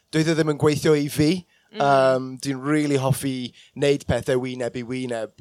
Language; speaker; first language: Welsh; non-native, local second language; English